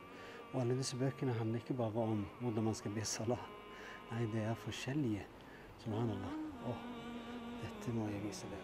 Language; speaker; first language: Norwegian; early bilingual, other home language; Urdu